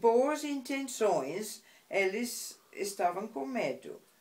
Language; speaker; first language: Portuguese; non-native, fluent; English